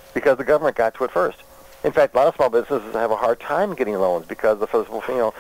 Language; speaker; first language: English; native; English